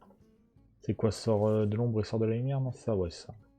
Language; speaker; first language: French; native; French